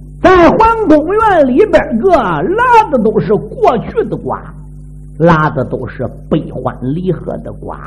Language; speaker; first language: Chinese; native; Chinese